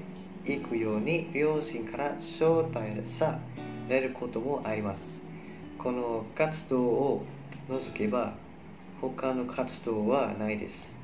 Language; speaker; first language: Japanese; non-native, learner; Indonesian